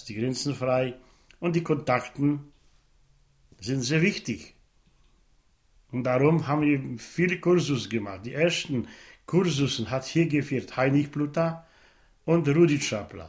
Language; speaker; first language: German; non-native, local second language; Polish